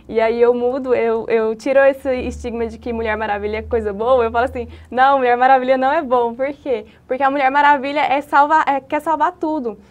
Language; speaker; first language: Portuguese; native; Portuguese